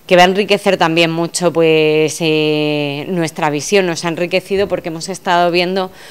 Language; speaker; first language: Spanish; native; Spanish